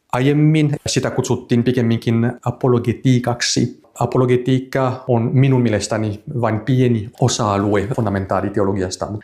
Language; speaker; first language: Finnish; non-native, fluent; French